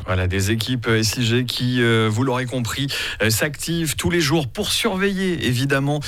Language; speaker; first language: French; native; French